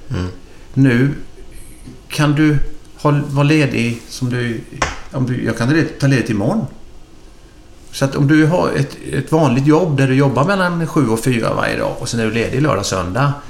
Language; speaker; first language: Swedish; native; Swedish